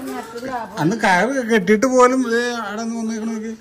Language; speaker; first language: Malayalam; native; Malayalam